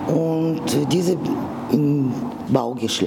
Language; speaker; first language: German; non-native, learner; Russian